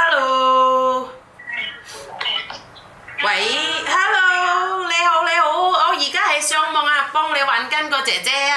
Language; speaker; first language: Cantonese; non-native, fluent; Indonesian